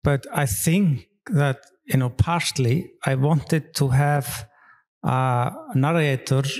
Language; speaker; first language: English; non-native, fluent; Icelandic